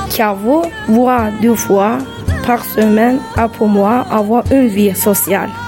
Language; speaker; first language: French; non-native, fluent; Turkish